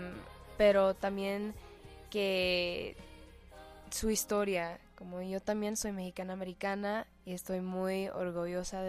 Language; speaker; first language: Spanish; early bilingual, heritage; Spanish